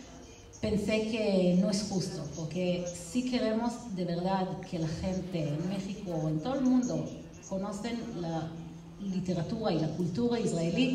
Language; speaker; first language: Spanish; non-native, fluent; Hebrew